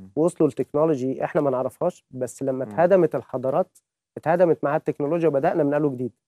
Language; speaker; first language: Arabic; native; Arabic